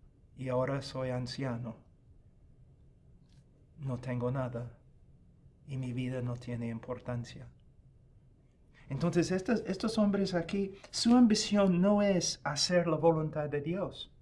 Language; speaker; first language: Spanish; non-native, fluent; English